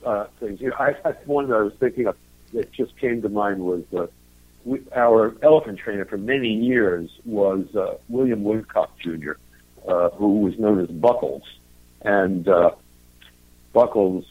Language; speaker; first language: English; native; English